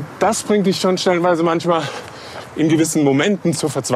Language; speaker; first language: German; native; German